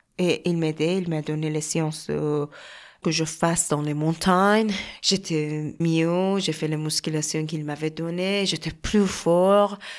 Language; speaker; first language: French; non-native, learner; Persian